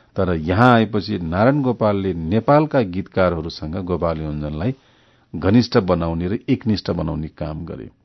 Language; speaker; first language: Nepali; native; Nepali